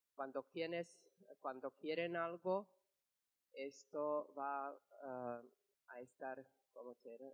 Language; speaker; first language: Spanish; non-native, fluent; Serbian